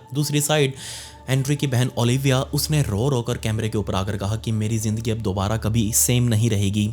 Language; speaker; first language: Hindi; native; Hindi